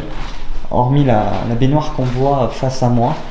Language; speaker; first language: French; native; French